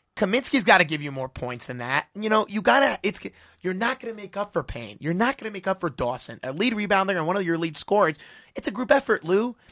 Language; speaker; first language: English; native; English